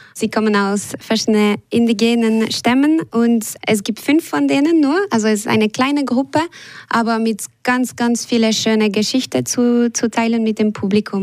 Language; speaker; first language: German; non-native, local second language; French